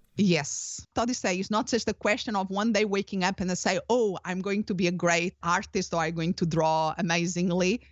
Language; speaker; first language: English; non-native, fluent; Portuguese